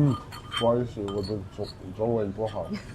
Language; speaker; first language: Chinese; non-native, learner; French